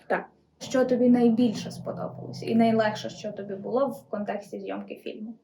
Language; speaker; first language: Ukrainian; native; Ukrainian